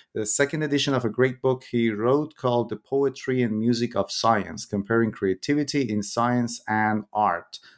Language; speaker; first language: English; non-native, fluent; Persian